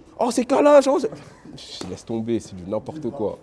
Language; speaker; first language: French; native; French